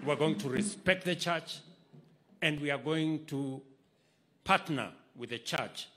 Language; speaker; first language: English; non-native, local second language; Swahili